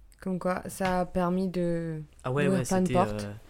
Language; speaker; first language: French; native; French